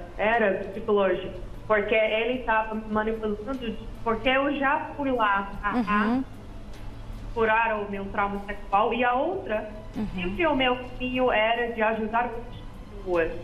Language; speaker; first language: Portuguese; non-native, fluent; Dutch